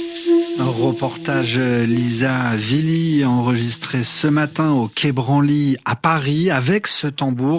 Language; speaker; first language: French; native; French